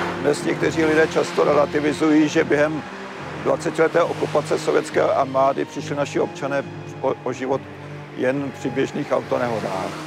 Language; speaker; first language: Czech; native; Czech